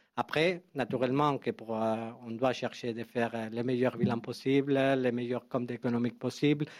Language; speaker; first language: French; non-native, fluent; Spanish